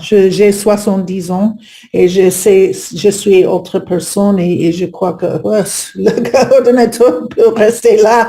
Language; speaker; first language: French; non-native, learner; English